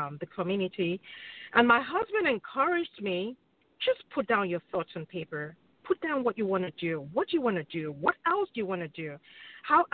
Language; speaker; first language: English; non-native, local second language; Yoruba